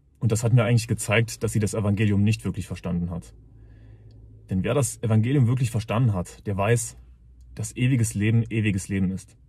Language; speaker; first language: German; native; German